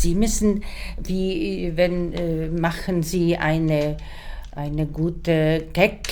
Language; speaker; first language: German; non-native, learner; Czech